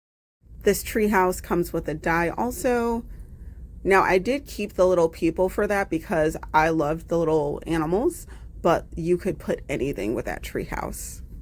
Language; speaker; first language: English; native; English